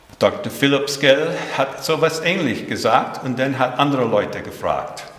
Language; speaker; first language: German; early bilingual, heritage; German